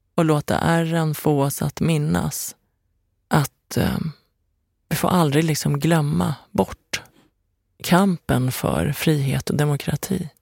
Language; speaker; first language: Swedish; early bilingual, other home language; Persian